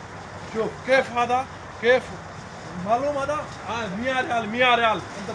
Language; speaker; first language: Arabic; non-native, learner; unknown